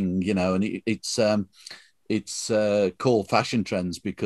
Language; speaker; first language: English; native; English